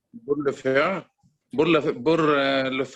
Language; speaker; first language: French; non-native, learner; Arabic